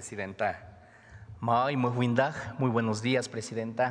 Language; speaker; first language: Spanish; non-native, local second language; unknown